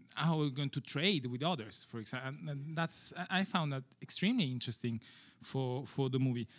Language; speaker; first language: English; non-native, fluent; Italian